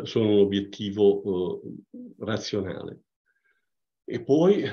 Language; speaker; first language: Italian; native; Italian